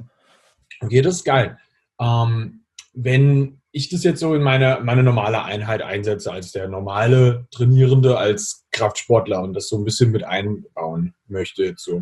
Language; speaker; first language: German; native; German